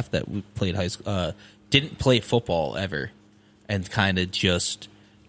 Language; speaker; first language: English; native; English